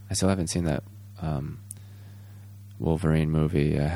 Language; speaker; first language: English; native; English